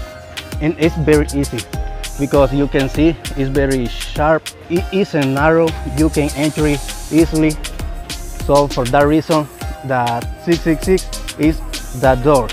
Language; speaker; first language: English; non-native, learner; Spanish